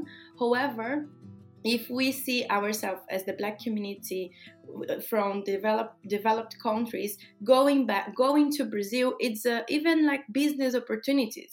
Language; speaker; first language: English; non-native, fluent; Portuguese